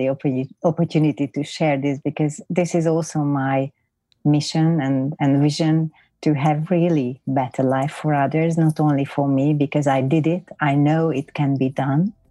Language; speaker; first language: English; non-native, fluent; Hungarian